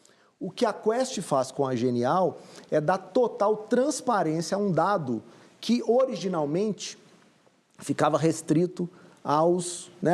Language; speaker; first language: Portuguese; native; Portuguese